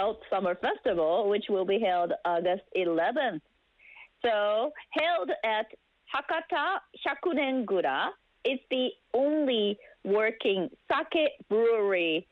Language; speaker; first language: English; non-native, fluent; Japanese